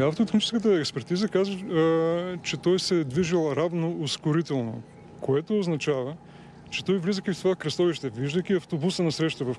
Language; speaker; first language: Bulgarian; native; Bulgarian